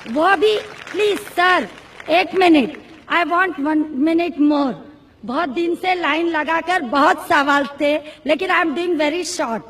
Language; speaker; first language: Hindi; non-native, local second language; Marathi